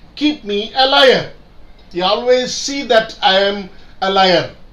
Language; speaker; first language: English; non-native, local second language; Tamil